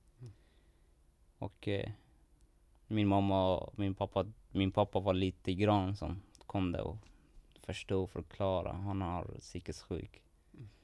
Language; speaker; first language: Swedish; non-native, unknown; Persian